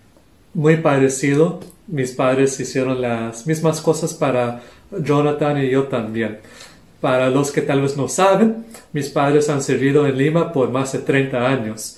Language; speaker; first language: Spanish; non-native, local second language; English